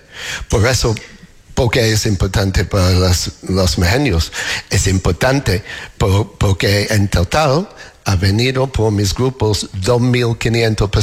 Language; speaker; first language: Spanish; non-native, fluent; English